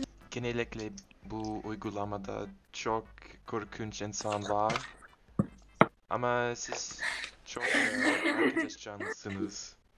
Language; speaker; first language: Turkish; non-native, learner; English